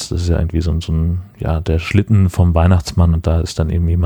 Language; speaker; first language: German; native; German